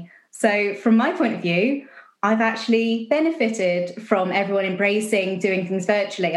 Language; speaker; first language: English; native; English